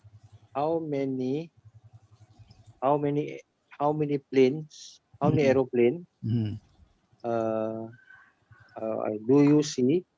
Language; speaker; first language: English; non-native, local second language; Malay